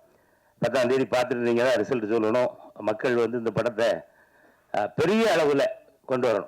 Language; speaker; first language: Tamil; native; Tamil